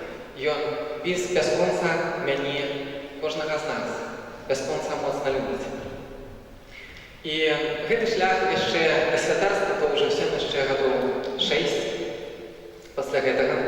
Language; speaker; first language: Belarusian; native; Belarusian